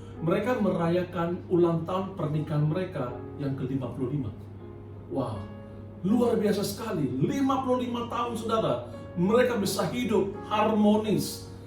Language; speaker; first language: Indonesian; non-native, fluent; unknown